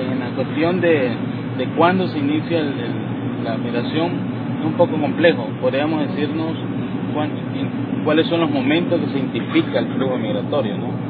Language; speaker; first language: Spanish; native; Spanish